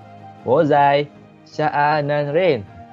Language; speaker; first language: Chinese; non-native, learner; Malay